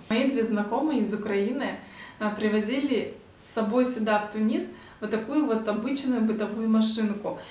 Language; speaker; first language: Russian; native; Russian